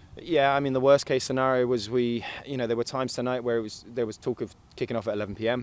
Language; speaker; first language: English; native; English